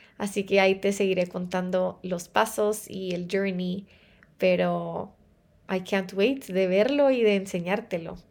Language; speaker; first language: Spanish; early bilingual, heritage; Spanish